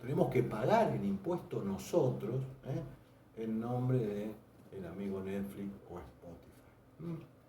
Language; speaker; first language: Spanish; native; Spanish